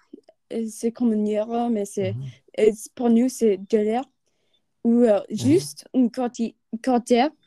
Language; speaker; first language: French; non-native, learner; English